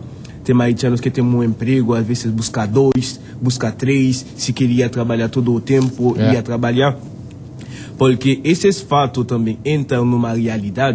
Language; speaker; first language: Portuguese; non-native, fluent; Haitian Creole